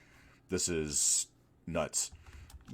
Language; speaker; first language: English; native; English